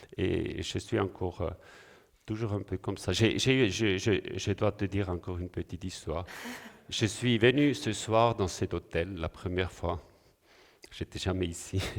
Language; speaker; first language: French; non-native, local second language; German